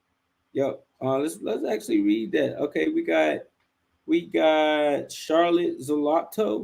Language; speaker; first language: English; native; English